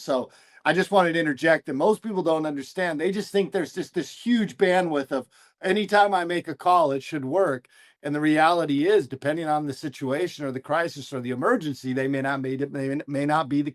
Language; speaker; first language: English; native; English